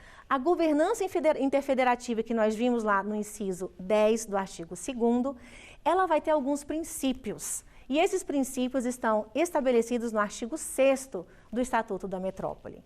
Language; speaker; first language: Portuguese; native; Portuguese